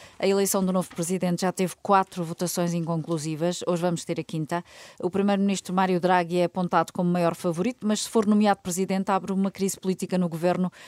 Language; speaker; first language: Portuguese; native; Portuguese